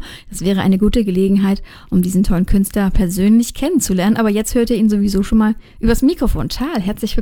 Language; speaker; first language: German; native; German